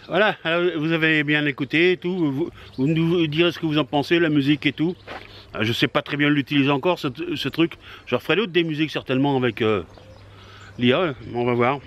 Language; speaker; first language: French; native; French